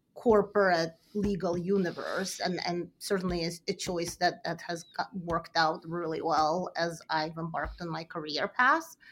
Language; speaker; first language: English; early bilingual, other home language; Russian